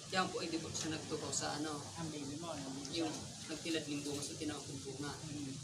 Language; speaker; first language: Filipino; non-native, local second language; Bikol